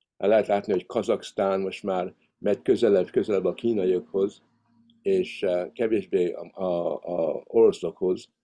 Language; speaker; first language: Hungarian; early bilingual, heritage; Hungarian